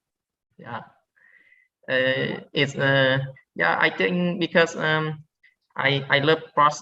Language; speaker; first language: English; non-native, learner; Vietnamese